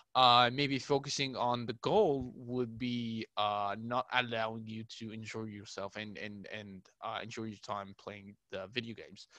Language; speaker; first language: English; non-native, fluent; Arabic